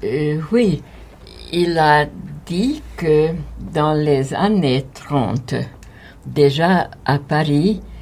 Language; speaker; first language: French; non-native, fluent; Hungarian